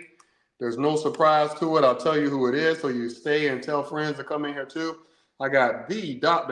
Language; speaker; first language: English; native; English